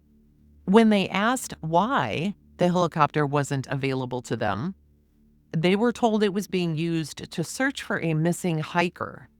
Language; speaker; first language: English; native; English